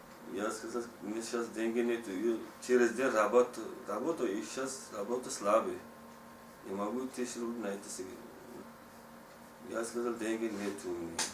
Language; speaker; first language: Russian; non-native, learner; Tajik